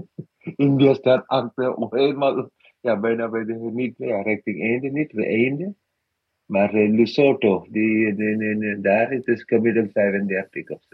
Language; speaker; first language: Dutch; non-native, fluent; Malayalam